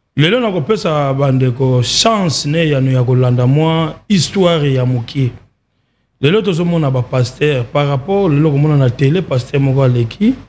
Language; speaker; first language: Lingala; non-native, local second language; Kongo